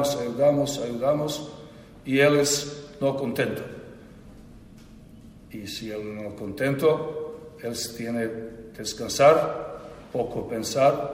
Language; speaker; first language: Spanish; non-native, learner; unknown